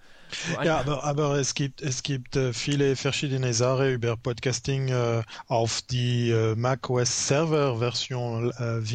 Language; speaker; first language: German; non-native, learner; French